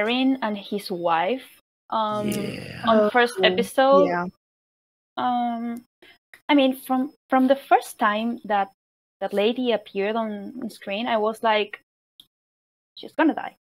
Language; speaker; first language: English; non-native, fluent; Spanish